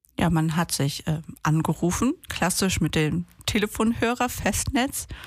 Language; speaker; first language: German; early bilingual, other home language; Portuguese